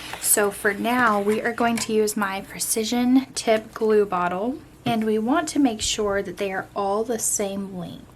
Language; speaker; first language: English; native; English